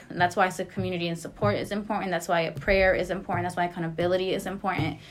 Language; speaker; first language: English; native; English